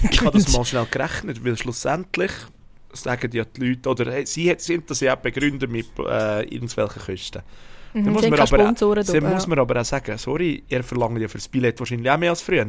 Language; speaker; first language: German; native; German